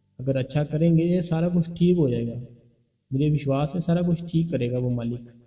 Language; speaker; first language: Hindi; non-native, local second language; Punjabi